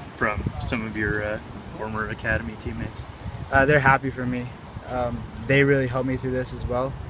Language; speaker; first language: English; native; English